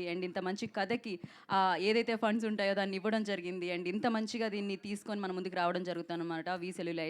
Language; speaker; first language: Telugu; native; Telugu